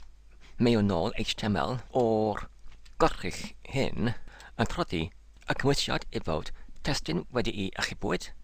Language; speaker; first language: Welsh; non-native, learner; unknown